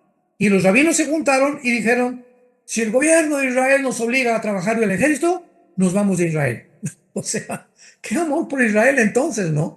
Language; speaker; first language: Spanish; native; Spanish